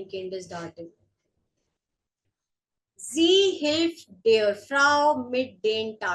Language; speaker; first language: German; non-native, fluent; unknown